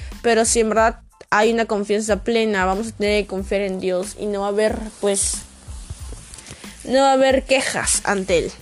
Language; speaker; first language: Spanish; native; Spanish